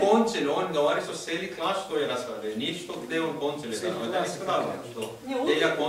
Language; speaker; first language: Russian; non-native, learner; Hindi